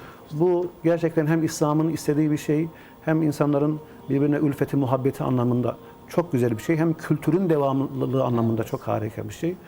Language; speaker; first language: Turkish; native; Turkish